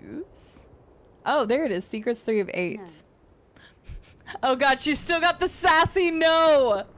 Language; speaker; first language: English; native; English